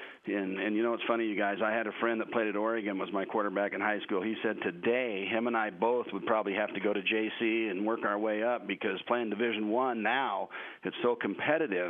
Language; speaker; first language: English; native; English